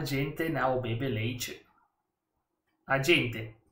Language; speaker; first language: Portuguese; non-native, learner; Italian